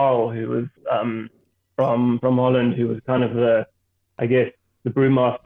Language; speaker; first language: English; native; English